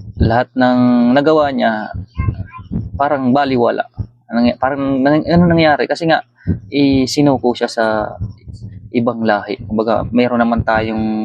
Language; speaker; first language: Filipino; non-native, local second language; Waray